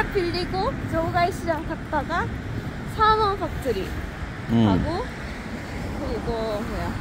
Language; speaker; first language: Korean; non-native, fluent; Japanese